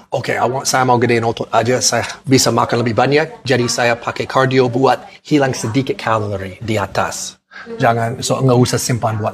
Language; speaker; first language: Indonesian; non-native, learner; English